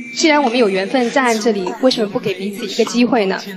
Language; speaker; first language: Chinese; native; Chinese